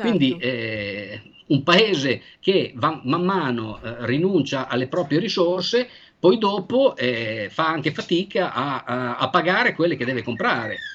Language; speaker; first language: Italian; native; Italian